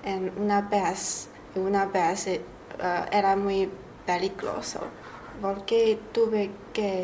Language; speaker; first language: Spanish; non-native, learner; Chinese